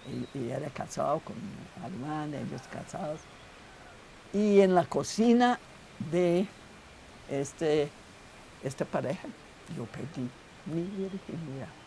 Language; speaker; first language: Spanish; non-native, fluent; English